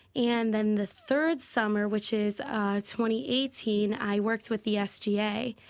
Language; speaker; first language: English; native; English